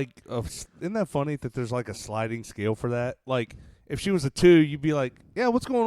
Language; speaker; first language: English; native; English